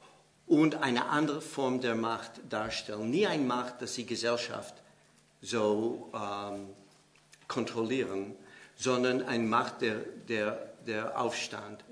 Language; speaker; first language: German; non-native, fluent; English